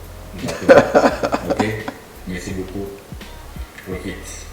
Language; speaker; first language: French; non-native, learner; English